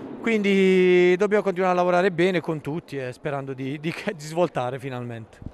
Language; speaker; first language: Italian; native; Italian